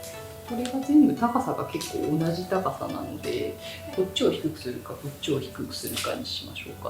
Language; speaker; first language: Japanese; native; Japanese